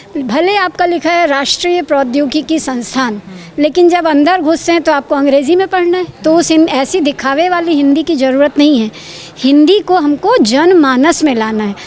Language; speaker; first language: Hindi; native; Hindi